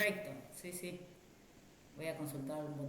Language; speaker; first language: Spanish; native; Spanish